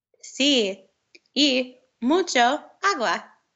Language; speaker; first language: Spanish; non-native, learner; English